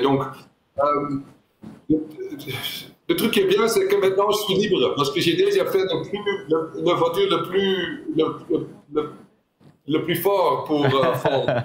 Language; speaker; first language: French; non-native, fluent; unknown